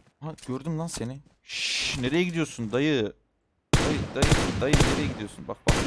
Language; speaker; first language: Turkish; native; Turkish